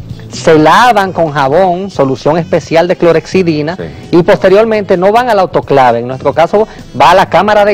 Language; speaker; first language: Spanish; native; Spanish